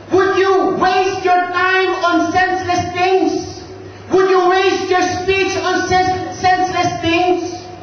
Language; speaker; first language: English; non-native, local second language; Filipino